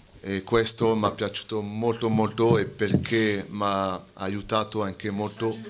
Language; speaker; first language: Italian; non-native, fluent; French